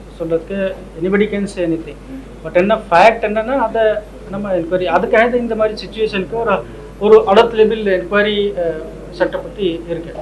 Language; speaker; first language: Tamil; non-native, local second language; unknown